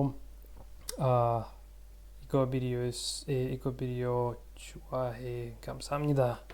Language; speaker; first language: Korean; non-native, learner; Russian